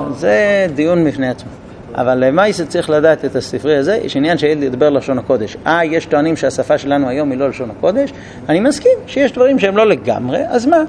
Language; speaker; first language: Hebrew; non-native, fluent; English